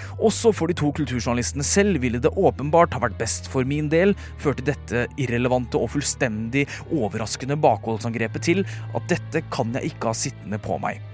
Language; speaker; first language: Norwegian; native; Norwegian